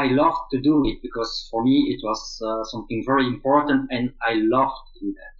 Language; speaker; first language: English; non-native, fluent; Dutch